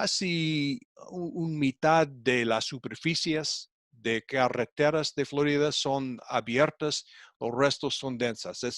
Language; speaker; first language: Spanish; non-native, fluent; English